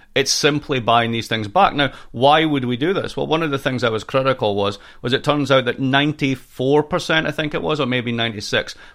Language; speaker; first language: English; native; English